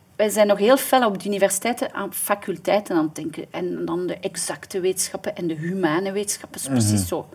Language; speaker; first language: Dutch; native; Dutch